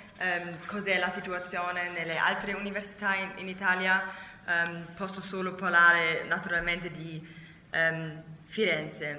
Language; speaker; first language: Italian; non-native, learner; German